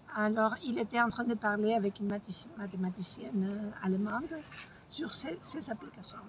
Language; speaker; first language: French; non-native, fluent; Spanish